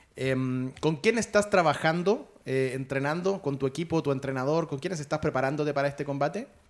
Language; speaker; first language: Spanish; native; Spanish